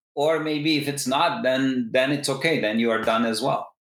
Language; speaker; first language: English; non-native, fluent; Turkish